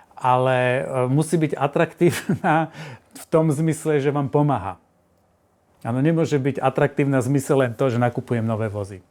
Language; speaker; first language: Slovak; native; Slovak